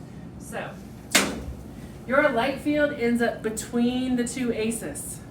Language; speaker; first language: English; native; English